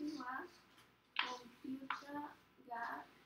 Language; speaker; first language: Japanese; non-native, learner; Spanish